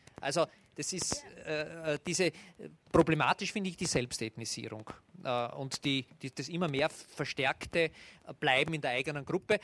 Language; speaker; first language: German; native; German